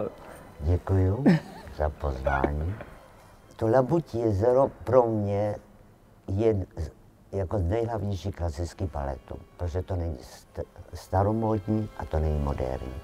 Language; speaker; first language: Czech; non-native, learner; Slovak